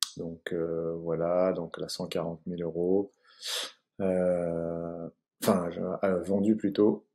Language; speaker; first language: French; native; French